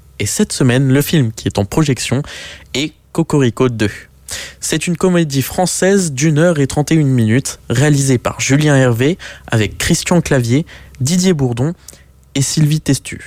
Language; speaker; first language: French; native; French